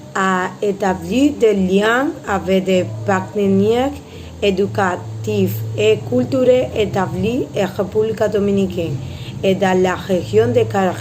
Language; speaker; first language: French; non-native, learner; Spanish